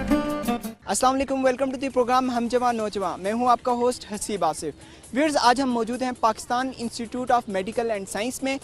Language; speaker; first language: Urdu; native; Urdu